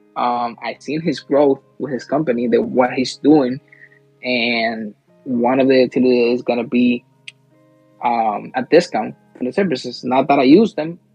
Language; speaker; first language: English; early bilingual, other home language; Spanish